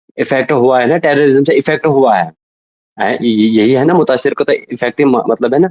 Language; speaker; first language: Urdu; non-native, local second language; Kashmiri